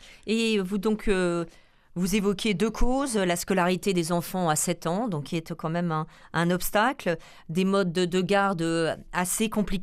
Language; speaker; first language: French; native; French